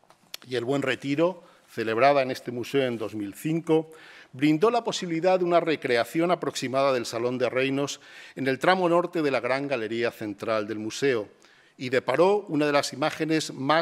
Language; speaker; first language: Spanish; native; Spanish